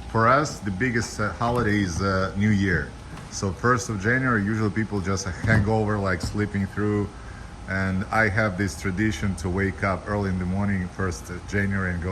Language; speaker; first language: English; non-native, fluent; Ukrainian